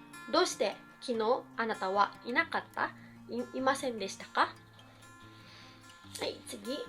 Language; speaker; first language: Japanese; non-native, fluent; Filipino